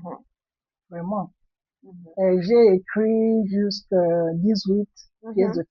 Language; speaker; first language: French; non-native, fluent; Igbo